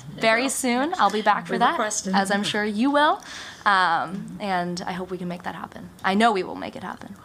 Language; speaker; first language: English; early bilingual, other home language; Japanese